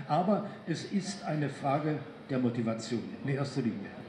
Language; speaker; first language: German; native; German